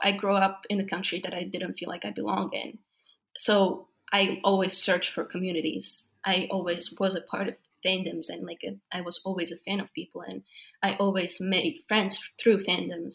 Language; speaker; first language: English; non-native, fluent; Slovak